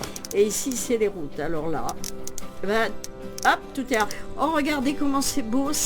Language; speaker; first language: French; native; French